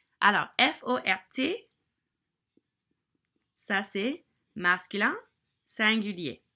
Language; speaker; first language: French; non-native, fluent; English